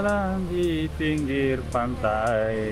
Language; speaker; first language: Indonesian; non-native, fluent; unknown